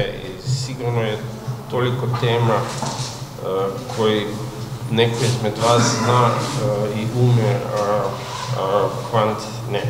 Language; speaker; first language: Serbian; non-native, fluent; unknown